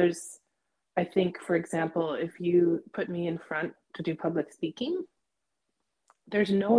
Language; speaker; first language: English; native; English